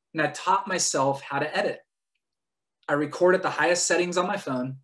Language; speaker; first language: English; native; English